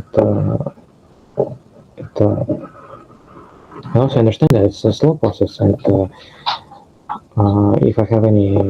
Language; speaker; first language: English; non-native, fluent; Russian